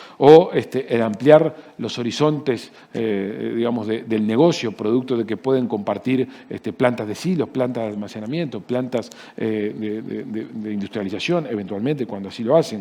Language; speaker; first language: Spanish; native; Spanish